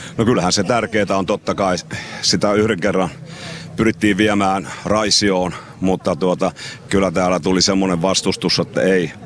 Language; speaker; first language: Finnish; native; Finnish